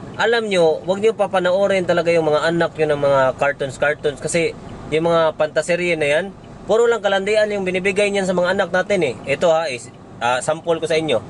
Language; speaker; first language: Filipino; non-native, local second language; Cebuano